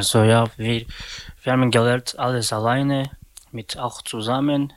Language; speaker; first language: German; non-native, learner; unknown